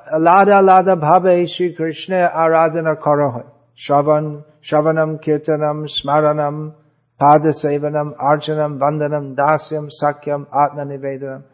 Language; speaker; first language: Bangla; non-native, fluent; English